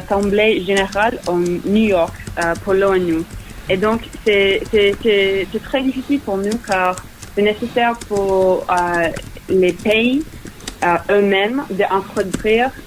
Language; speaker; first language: French; non-native, fluent; English